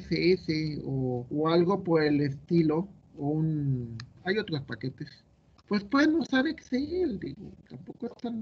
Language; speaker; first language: Spanish; native; Spanish